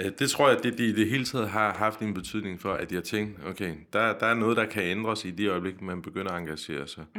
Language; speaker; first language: Danish; non-native, fluent; Turkish